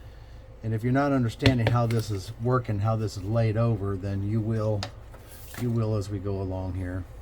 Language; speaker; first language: English; native; English